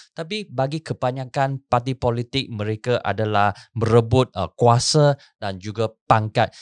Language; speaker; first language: Malay; non-native, local second language; Chinese